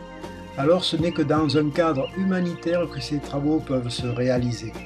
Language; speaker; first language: French; native; French